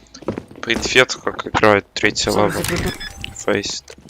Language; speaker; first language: Russian; native; Russian